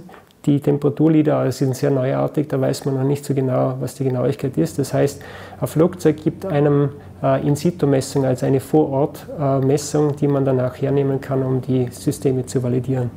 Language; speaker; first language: German; native; German